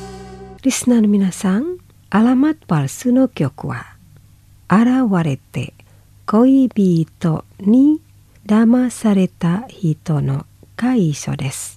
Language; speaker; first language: Japanese; non-native, fluent; Indonesian